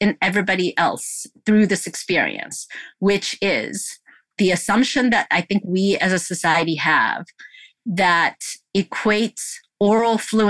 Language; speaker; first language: English; early bilingual, other home language; Korean